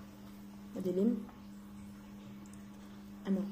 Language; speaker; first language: Filipino; native; Filipino